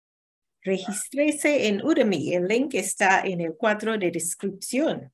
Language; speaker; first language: Spanish; non-native, learner; English